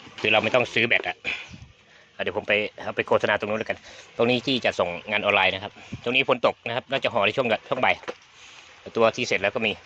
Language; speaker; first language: Thai; native; Thai